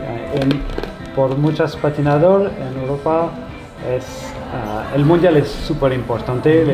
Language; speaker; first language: Spanish; non-native, learner; French